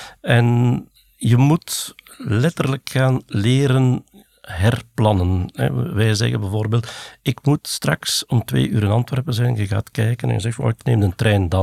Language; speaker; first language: Dutch; native; Dutch